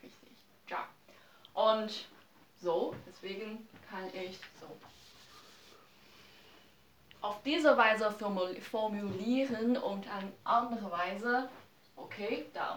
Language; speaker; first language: German; non-native, learner; Chinese